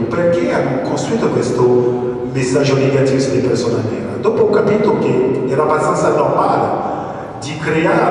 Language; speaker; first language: Italian; early bilingual, other home language; French